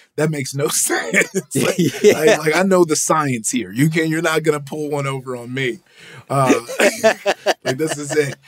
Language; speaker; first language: English; early bilingual, other home language; Yoruba